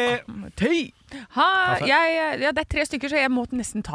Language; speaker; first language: Norwegian; native; Norwegian